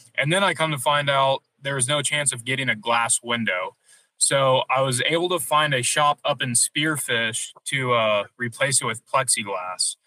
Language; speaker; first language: English; native; English